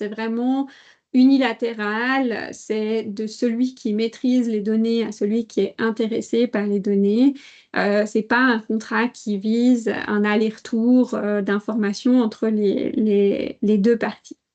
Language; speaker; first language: French; native; French